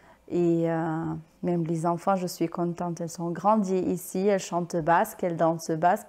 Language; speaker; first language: French; non-native, learner; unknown